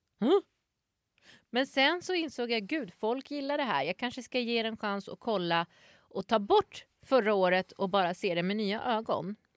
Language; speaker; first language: Swedish; native; Swedish